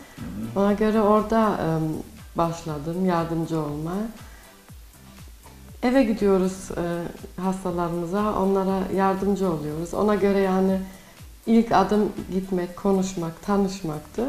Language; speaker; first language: Turkish; early bilingual, heritage; Turkish